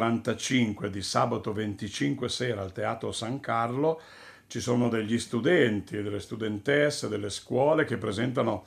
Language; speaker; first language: Italian; native; Italian